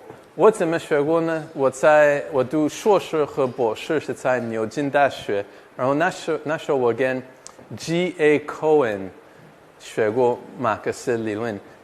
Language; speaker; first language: Chinese; non-native, fluent; English